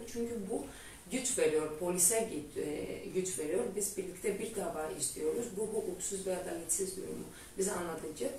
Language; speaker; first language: Turkish; non-native, learner; Greek